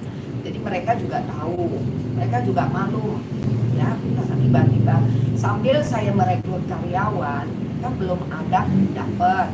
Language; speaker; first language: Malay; non-native, local second language; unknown